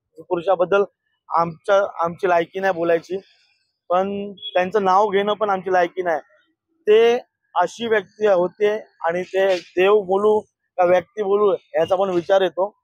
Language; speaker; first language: Marathi; native; Marathi